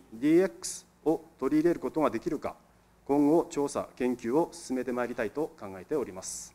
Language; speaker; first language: Japanese; native; Japanese